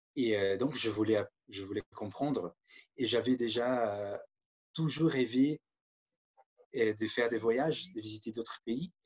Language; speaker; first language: French; non-native, fluent; Portuguese